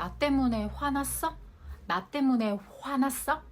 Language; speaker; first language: Korean; non-native, fluent; Japanese